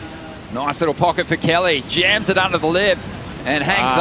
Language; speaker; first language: English; native; English